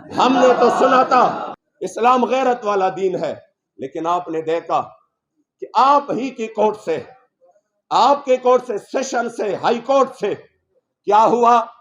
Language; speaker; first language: Urdu; non-native, local second language; Pashto